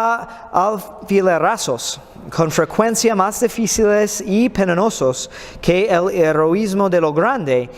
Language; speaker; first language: Spanish; non-native, fluent; English